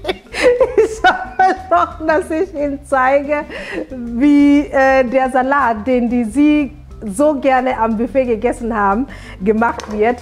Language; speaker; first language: German; non-native, fluent; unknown